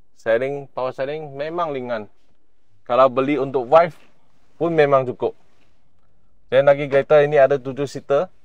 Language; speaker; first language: Malay; non-native, local second language; Chinese